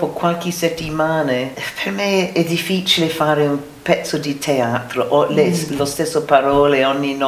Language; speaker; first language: Italian; non-native, learner; English